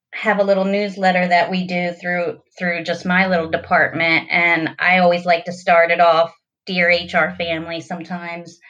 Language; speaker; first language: English; native; English